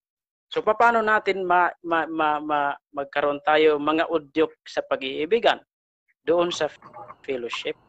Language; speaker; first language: Filipino; native; Filipino